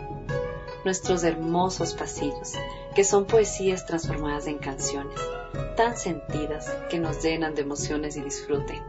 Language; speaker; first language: Spanish; native; Spanish